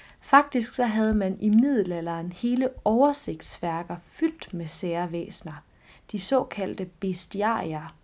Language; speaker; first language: Danish; native; Danish